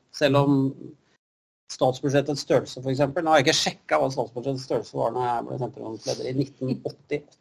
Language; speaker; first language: Norwegian; native; Norwegian